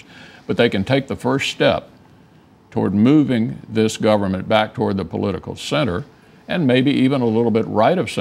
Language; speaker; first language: English; native; English